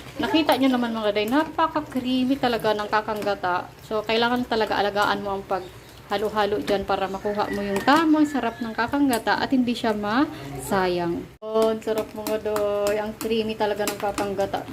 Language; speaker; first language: Filipino; non-native, local second language; Bikol